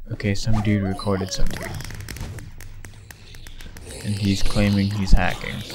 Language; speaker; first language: English; native; English